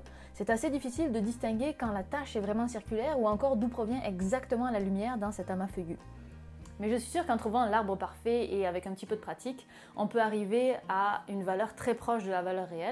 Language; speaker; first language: French; native; French